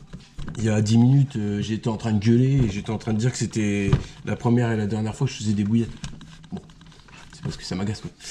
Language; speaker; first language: French; native; French